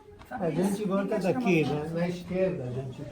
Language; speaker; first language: Portuguese; non-native, fluent; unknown